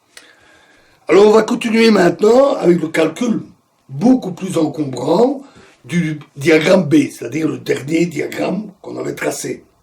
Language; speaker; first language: French; native; French